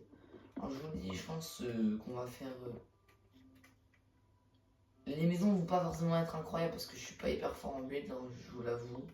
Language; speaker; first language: French; native; French